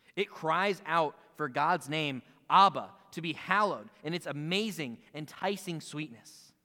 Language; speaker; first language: English; native; English